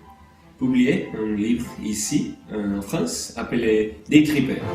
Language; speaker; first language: French; non-native, learner; Portuguese